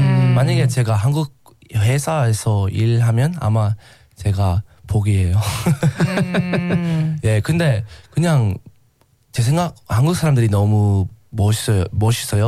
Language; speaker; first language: Korean; non-native, learner; English